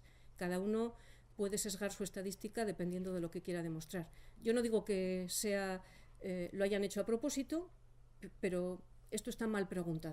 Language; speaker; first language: Spanish; native; Spanish